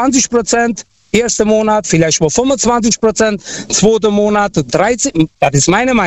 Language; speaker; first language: German; non-native, local second language; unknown